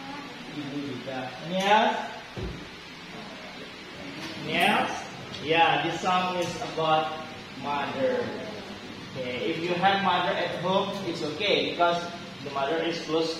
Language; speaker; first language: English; non-native, fluent; Indonesian